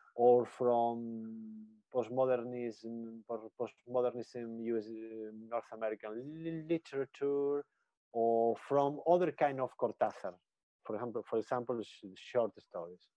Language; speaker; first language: English; non-native, learner; Spanish